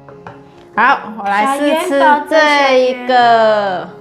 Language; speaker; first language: Chinese; native; Chinese